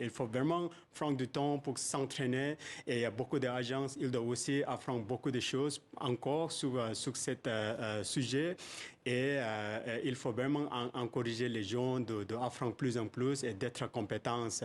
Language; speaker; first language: French; non-native, fluent; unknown